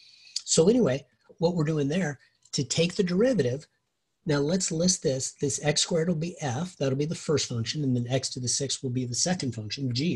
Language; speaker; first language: English; native; English